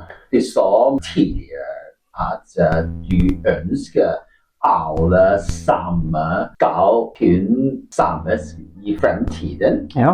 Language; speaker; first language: Norwegian; non-native, learner; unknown